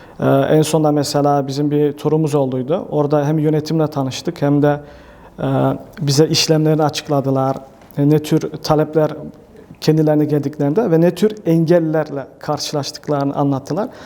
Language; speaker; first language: Turkish; early bilingual, heritage; Turkish